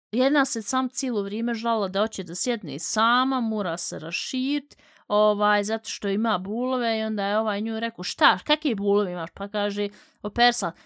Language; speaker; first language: Bosnian; early bilingual, heritage; Bosnian